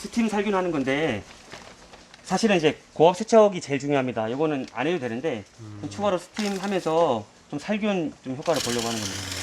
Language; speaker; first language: Korean; early bilingual, heritage; Korean